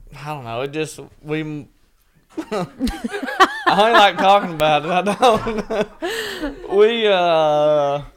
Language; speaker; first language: English; native; English